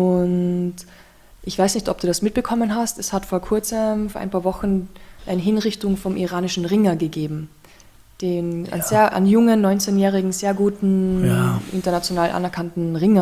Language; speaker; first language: German; native; German